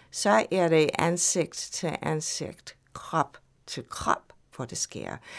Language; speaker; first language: Danish; non-native, fluent; English